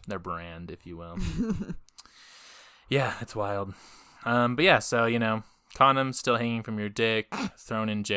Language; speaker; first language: English; native; English